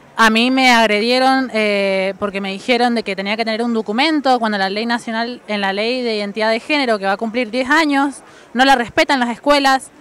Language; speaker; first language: Spanish; native; Spanish